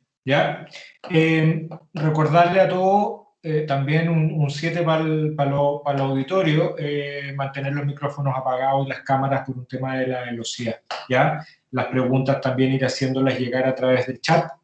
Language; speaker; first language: Spanish; native; Spanish